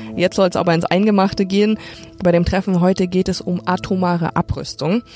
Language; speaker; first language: German; native; German